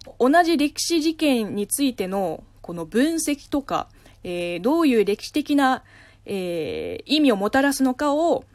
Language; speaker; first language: Japanese; non-native, fluent; Chinese